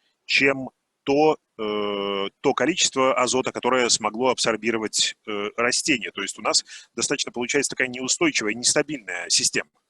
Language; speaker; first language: Russian; native; Russian